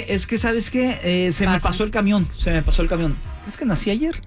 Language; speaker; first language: Spanish; native; Spanish